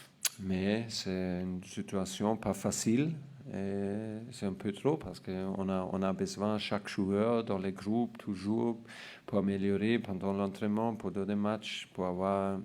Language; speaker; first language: French; non-native, learner; German